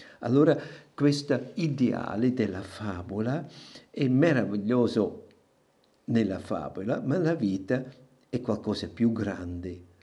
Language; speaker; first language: Italian; non-native, local second language; German